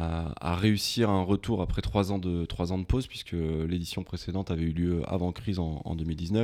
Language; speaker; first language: French; native; French